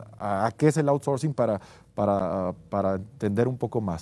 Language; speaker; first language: Spanish; native; Spanish